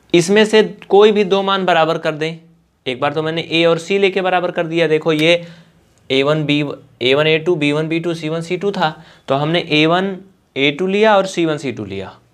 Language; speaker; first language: Hindi; native; Hindi